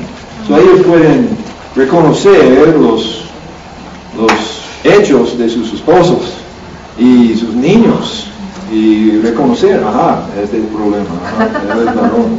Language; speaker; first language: Spanish; non-native, learner; English